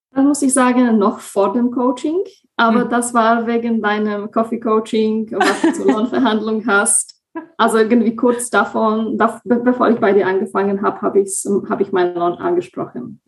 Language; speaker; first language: German; non-native, fluent; Slovak